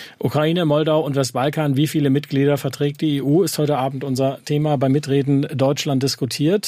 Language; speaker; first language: German; native; German